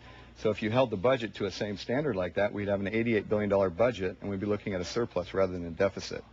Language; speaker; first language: English; native; English